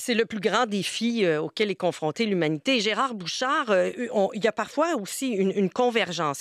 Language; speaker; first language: French; native; French